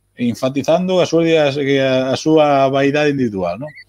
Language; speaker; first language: Galician; native; Galician